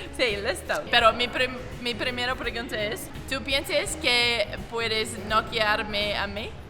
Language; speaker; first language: Spanish; non-native, learner; English